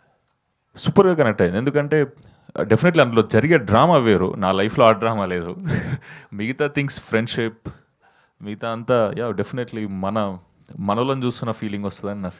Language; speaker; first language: Telugu; native; Telugu